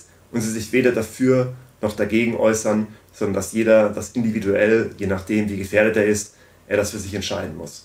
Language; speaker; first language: German; native; German